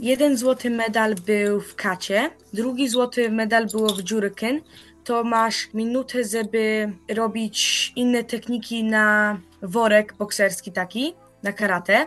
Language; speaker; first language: Polish; early bilingual, heritage; Polish